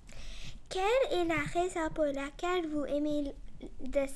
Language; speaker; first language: French; non-native, learner; English